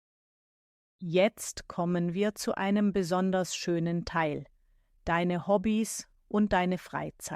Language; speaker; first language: German; native; German